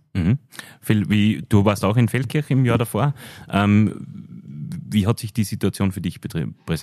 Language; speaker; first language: German; native; German